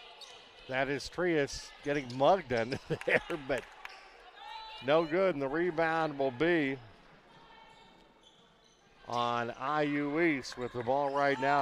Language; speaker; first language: English; native; English